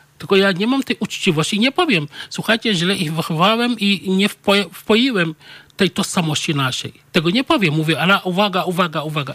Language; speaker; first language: Polish; non-native, fluent; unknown